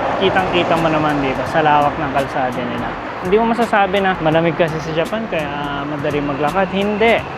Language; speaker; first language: Filipino; native; Filipino